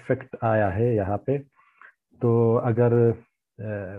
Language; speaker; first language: Hindi; non-native, learner; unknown